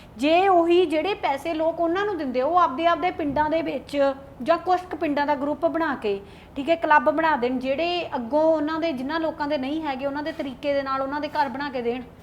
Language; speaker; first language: Punjabi; native; Punjabi